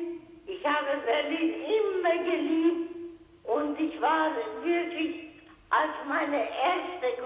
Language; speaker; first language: German; non-native, local second language; Hungarian